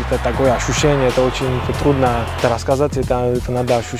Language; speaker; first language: Russian; non-native, fluent; Georgian